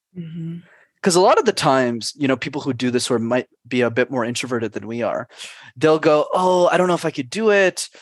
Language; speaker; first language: English; native; English